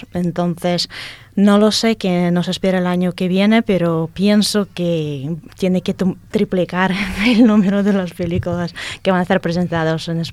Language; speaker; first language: Spanish; non-native, fluent; Russian